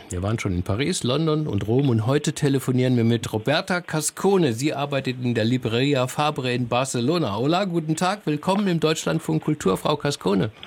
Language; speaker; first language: German; native; German